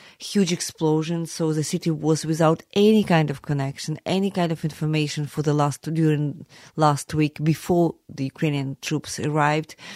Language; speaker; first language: English; non-native, fluent; Ukrainian